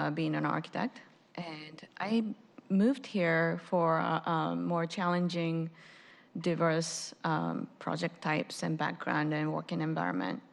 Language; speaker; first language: English; non-native, fluent; Japanese